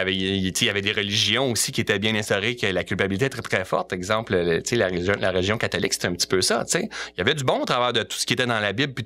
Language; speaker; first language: French; native; French